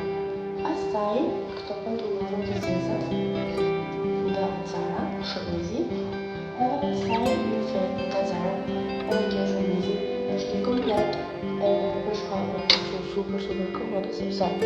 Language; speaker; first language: Albanian; early bilingual, heritage; Albanian